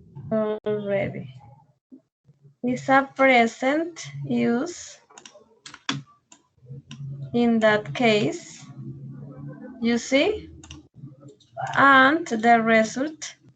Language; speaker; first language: English; non-native, learner; Spanish